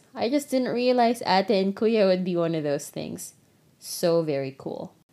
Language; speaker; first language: English; non-native, local second language; Filipino